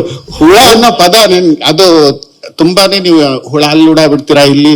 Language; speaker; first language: Kannada; native; Kannada